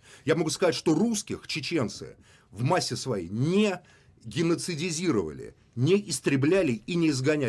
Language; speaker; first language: Russian; native; Russian